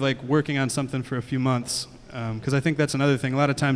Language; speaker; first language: English; native; English